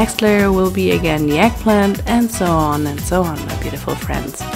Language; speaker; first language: English; non-native, fluent; German